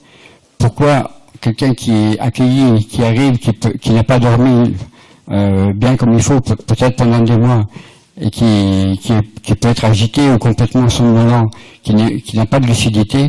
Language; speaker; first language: French; native; French